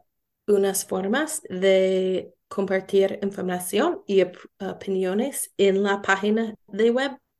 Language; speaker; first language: Spanish; non-native, learner; English